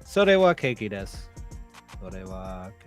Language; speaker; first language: Japanese; non-native, learner; English